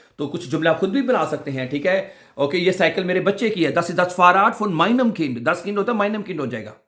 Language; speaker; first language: Urdu; non-native, local second language; Punjabi